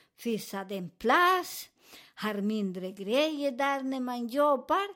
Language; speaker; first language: Swedish; non-native, fluent; Spanish